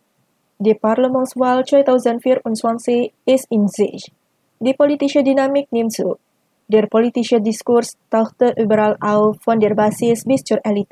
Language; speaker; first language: German; non-native, fluent; Indonesian